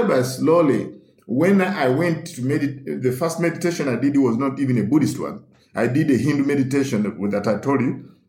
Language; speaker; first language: English; non-native, local second language; Ganda